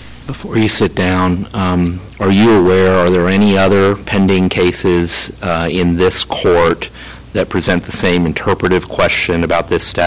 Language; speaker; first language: English; native; English